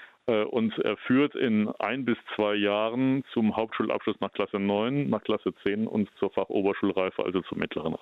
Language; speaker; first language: German; native; German